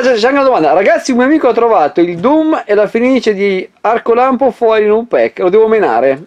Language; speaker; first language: Italian; native; Italian